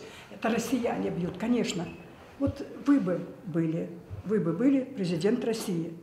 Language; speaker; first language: Russian; native; Russian